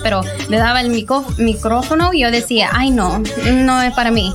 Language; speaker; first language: Spanish; early bilingual, heritage; Spanish